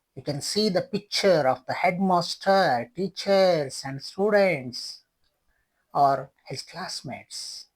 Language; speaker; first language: English; non-native, local second language; Kannada